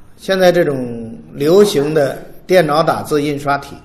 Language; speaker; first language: Chinese; native; Chinese